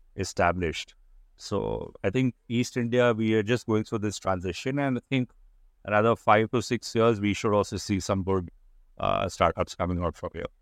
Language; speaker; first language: English; non-native, local second language; Hindi